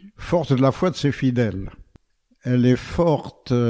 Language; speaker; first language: French; native; French